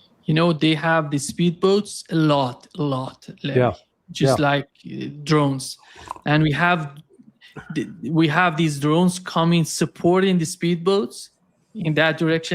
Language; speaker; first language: English; non-native, fluent; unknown